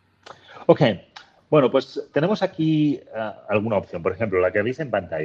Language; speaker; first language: Spanish; native; Spanish